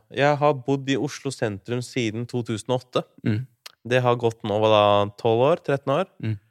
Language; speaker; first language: Norwegian; native; Norwegian